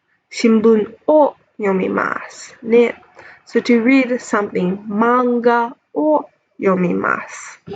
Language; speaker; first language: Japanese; non-native, fluent; English